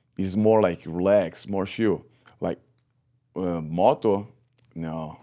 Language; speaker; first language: English; non-native, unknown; Portuguese